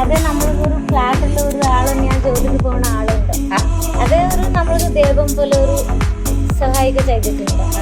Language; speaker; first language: Malayalam; non-native, local second language; Bangla